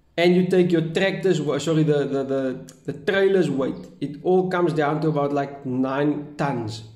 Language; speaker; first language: English; non-native, local second language; Afrikaans